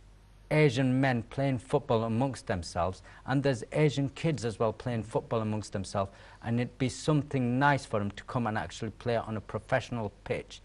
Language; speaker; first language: English; native; English